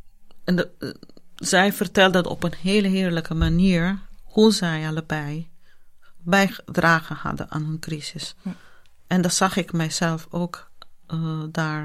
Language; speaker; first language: Dutch; non-native, fluent; Italian